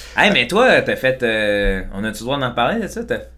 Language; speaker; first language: French; native; French